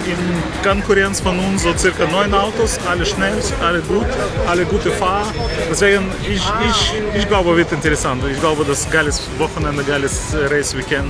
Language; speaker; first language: German; non-native, learner; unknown